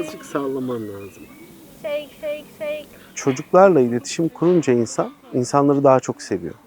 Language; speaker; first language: Turkish; native; Turkish